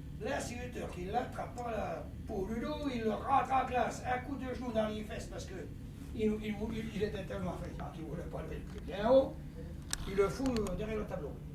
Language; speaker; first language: French; native; French